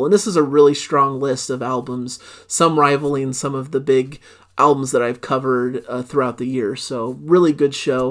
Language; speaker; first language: English; native; English